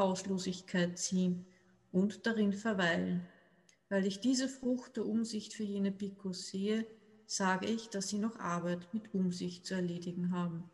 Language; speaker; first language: German; native; German